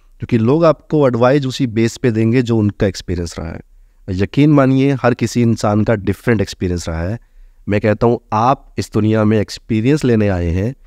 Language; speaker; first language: Hindi; native; Hindi